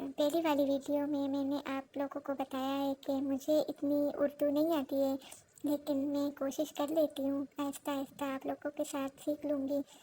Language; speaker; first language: Urdu; non-native, local second language; Pashto